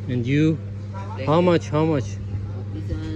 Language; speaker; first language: English; non-native, learner; Turkish